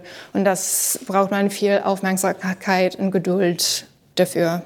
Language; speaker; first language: German; non-native, learner; English